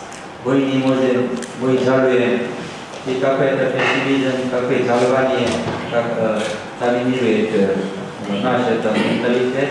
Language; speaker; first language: Russian; non-native, learner; Korean